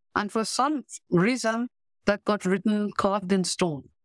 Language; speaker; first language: English; native; English